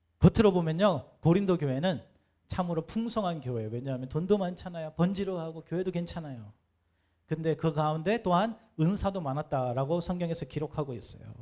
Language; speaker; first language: Korean; native; Korean